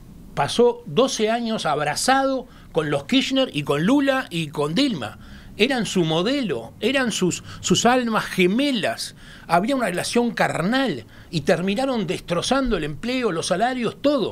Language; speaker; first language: Spanish; native; Spanish